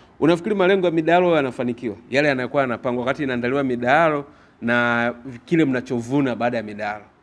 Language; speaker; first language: Swahili; native; Swahili